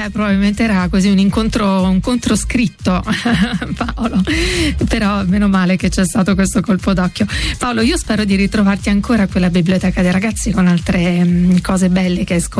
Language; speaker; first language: Italian; native; Italian